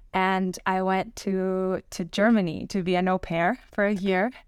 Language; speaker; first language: English; non-native, fluent; Spanish